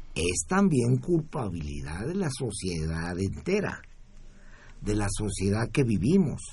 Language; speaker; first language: Spanish; native; Spanish